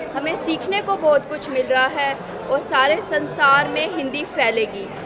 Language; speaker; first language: Hindi; native; Hindi